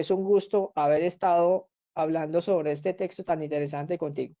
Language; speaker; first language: Spanish; native; Spanish